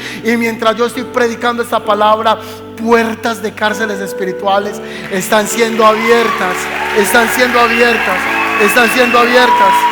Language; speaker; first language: Spanish; native; Spanish